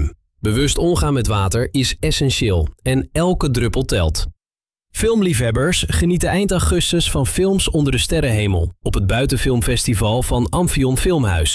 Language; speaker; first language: Dutch; native; Dutch